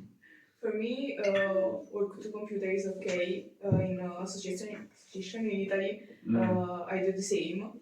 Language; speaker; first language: English; non-native, learner; Italian